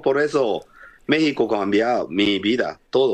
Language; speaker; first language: Spanish; non-native, learner; Japanese